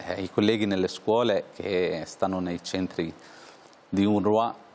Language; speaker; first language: Italian; non-native, fluent; Arabic